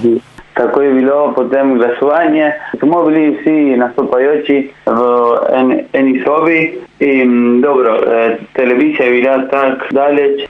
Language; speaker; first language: Slovenian; non-native, learner; Spanish